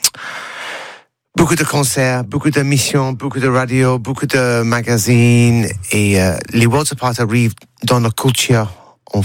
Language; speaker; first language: French; non-native, learner; English